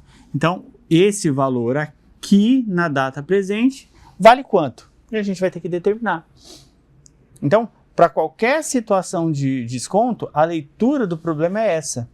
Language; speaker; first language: Portuguese; native; Portuguese